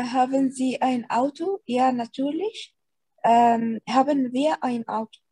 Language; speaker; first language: German; non-native, learner; Arabic